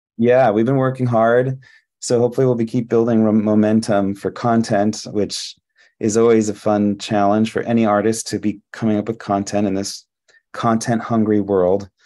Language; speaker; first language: English; early bilingual, other home language; Hebrew